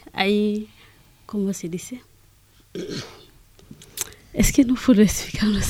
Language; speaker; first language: Spanish; non-native, learner; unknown